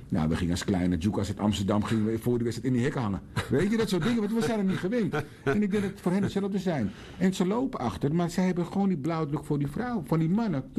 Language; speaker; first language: Dutch; early bilingual, other home language; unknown